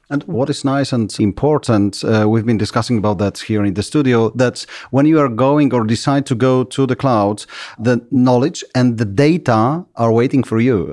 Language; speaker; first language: English; non-native, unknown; Polish